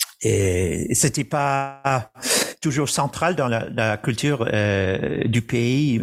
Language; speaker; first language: French; non-native, fluent; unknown